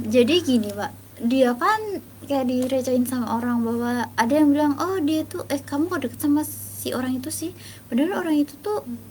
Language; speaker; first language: Indonesian; native; Indonesian